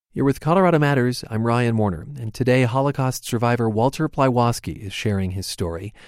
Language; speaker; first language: English; native; English